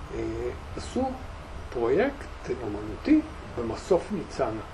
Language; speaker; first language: Hebrew; native; Hebrew